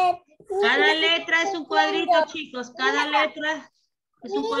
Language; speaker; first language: Spanish; native; Spanish